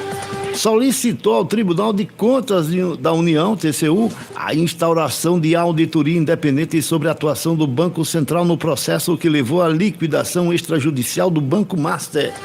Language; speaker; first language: Portuguese; native; Portuguese